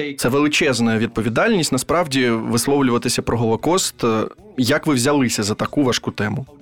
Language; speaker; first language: Ukrainian; native; Ukrainian